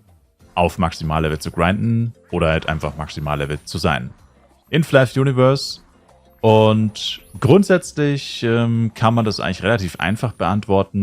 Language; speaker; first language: German; native; German